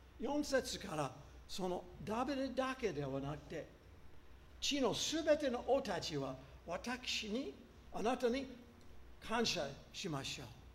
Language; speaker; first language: Japanese; non-native, fluent; English